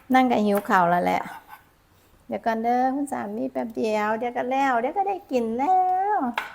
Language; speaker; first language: Thai; non-native, local second language; Northeastern Thai